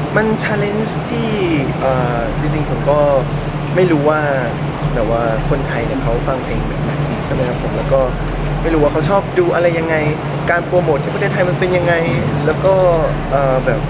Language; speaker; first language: Thai; native; Thai